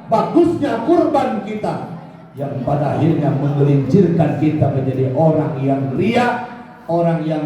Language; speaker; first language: Indonesian; native; Indonesian